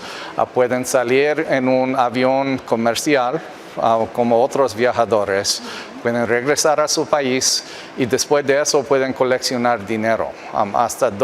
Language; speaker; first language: Spanish; non-native, fluent; English